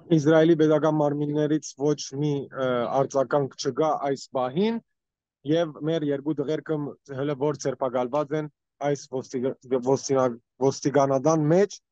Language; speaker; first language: Armenian; early bilingual, heritage; Armenian